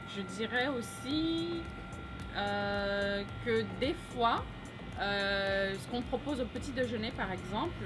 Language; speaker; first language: French; early bilingual, other home language; Greek